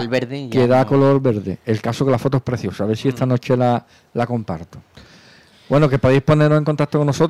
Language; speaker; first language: Spanish; native; Spanish